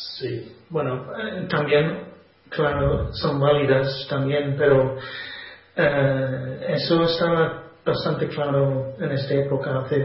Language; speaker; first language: Spanish; non-native, fluent; English